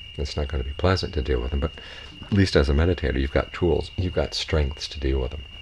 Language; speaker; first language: English; native; English